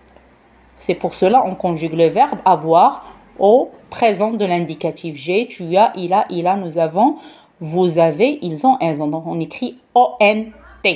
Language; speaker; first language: French; non-native, local second language; Arabic